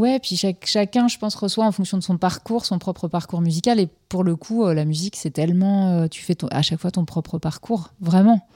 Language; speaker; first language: French; native; French